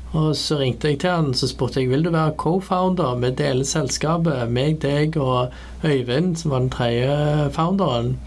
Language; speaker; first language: Norwegian; early bilingual, other home language; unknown